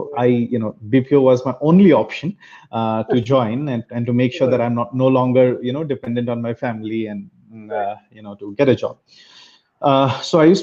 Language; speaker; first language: English; non-native, local second language; Bangla